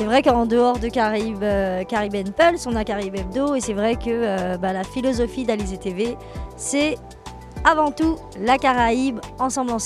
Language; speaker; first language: French; native; French